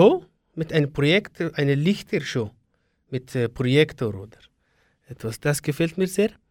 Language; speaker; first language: German; non-native, learner; Persian